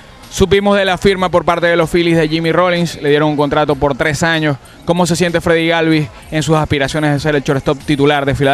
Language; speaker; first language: Spanish; native; Spanish